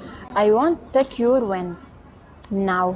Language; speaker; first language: English; non-native, learner; Arabic